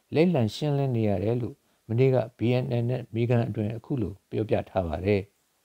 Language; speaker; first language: Burmese; native; Burmese